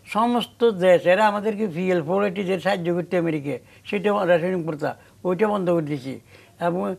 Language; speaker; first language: Bangla; native; Bangla